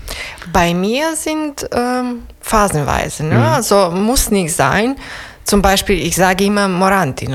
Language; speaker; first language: German; non-native, fluent; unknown